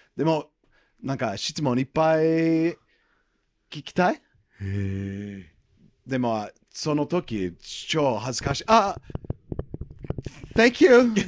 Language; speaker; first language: Japanese; non-native, learner; English